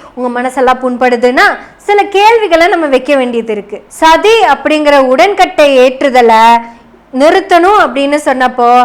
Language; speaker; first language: Tamil; non-native, local second language; Malayalam